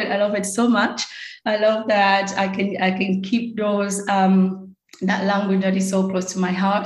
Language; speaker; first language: English; non-native, fluent; French